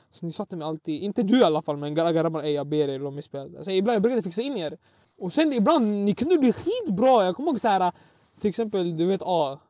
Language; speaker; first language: Swedish; early bilingual, other home language; Arabic